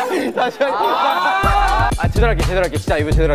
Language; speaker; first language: Korean; native; Korean